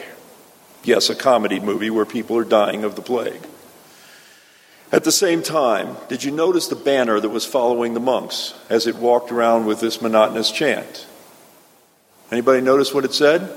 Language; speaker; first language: English; native; English